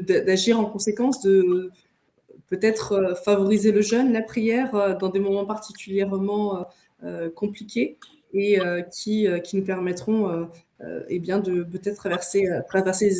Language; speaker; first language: French; native; French